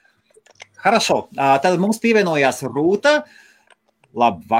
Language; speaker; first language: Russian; non-native, local second language; Latvian